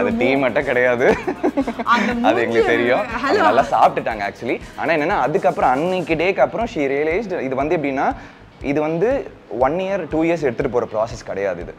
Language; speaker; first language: Tamil; native; Tamil